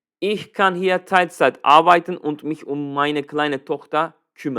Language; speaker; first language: German; non-native, fluent; Turkish